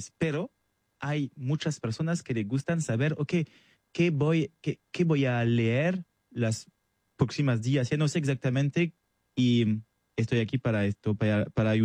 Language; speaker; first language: Spanish; non-native, learner; French